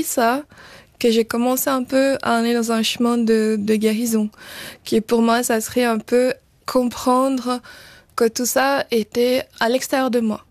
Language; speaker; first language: French; early bilingual, other home language; Portuguese